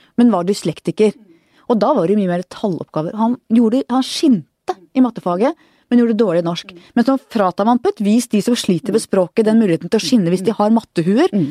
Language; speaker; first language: Norwegian; native; Norwegian